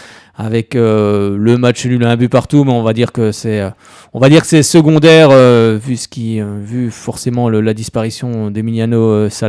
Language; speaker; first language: French; native; French